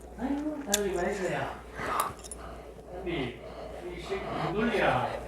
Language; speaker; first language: Korean; native; Korean